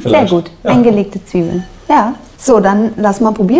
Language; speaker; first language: German; native; German